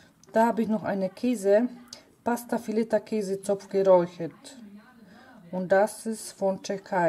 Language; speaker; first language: German; non-native, fluent; Polish